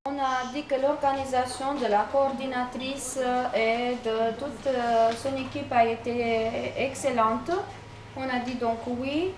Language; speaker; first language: French; non-native, fluent; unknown